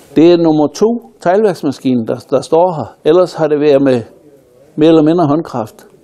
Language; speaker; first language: Danish; native; Danish